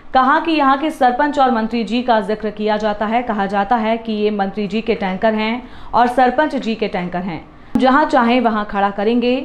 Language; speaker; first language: Hindi; native; Hindi